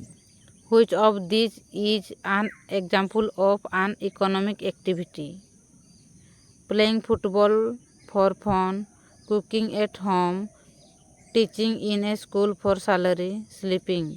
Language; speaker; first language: English; non-native, local second language; Odia